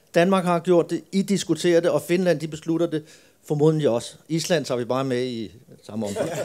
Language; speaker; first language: Swedish; non-native, learner; Danish